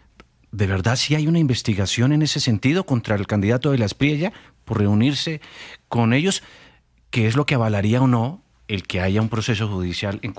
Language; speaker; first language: Spanish; native; Spanish